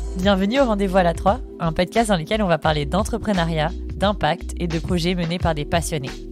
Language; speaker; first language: French; native; French